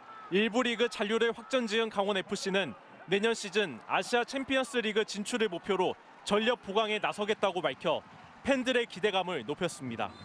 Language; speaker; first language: Korean; native; Korean